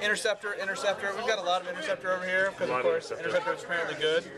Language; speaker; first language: English; native; English